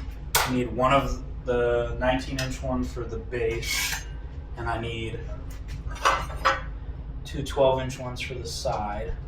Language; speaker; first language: English; native; English